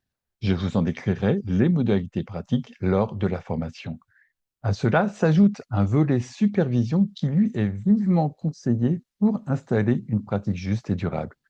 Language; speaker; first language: French; native; French